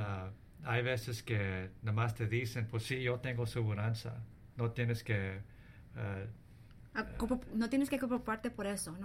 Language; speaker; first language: Spanish; early bilingual, heritage; English